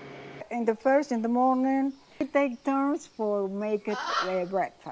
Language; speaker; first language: English; non-native, learner; Spanish